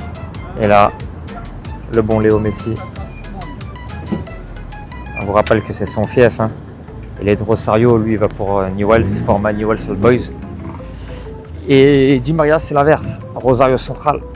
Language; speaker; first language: French; native; French